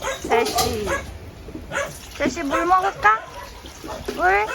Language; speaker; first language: Korean; native; Korean